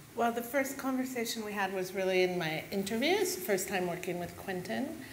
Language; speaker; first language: English; native; English